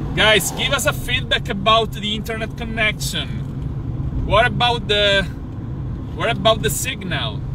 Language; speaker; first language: English; non-native, fluent; Italian